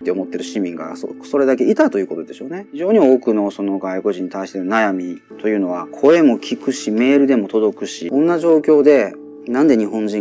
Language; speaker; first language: Japanese; native; Japanese